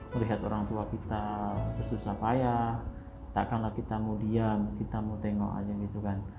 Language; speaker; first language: Indonesian; native; Indonesian